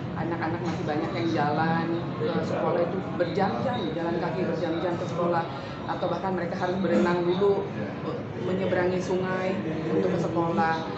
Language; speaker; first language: Indonesian; native; Indonesian